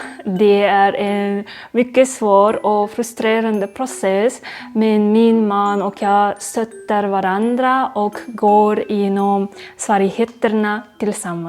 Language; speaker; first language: Swedish; non-native, learner; Kazakh